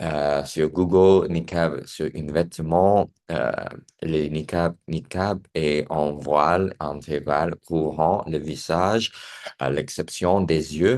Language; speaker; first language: French; non-native, learner; English